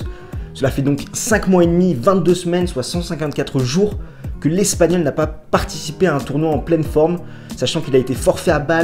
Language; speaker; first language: French; native; French